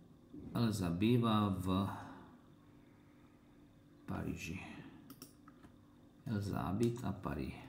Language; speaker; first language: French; non-native, learner; Slovak